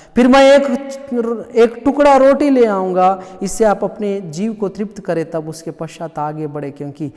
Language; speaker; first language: Hindi; non-native, local second language; Telugu